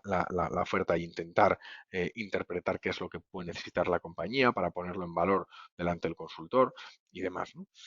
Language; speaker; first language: Spanish; native; Spanish